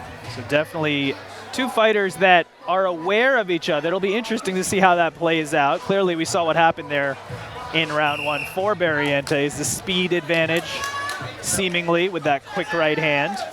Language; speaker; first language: English; native; English